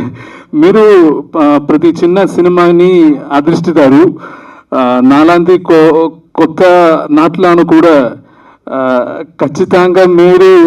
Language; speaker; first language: Telugu; non-native, learner; Malayalam